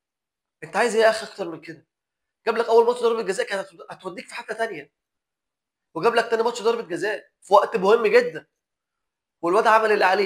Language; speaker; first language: Arabic; native; Arabic